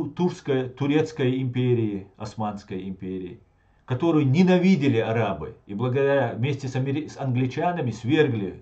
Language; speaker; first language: Russian; non-native, local second language; Chechen